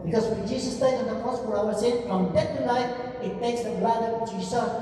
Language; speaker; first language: English; non-native, local second language; Filipino